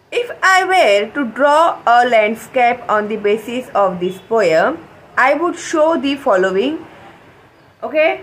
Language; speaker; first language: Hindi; non-native, local second language; Marathi